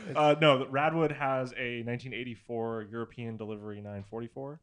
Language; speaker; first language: English; native; English